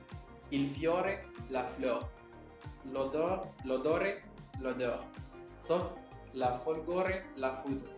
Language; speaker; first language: French; non-native, learner; Spanish